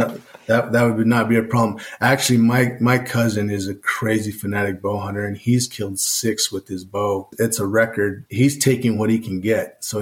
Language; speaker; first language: English; native; English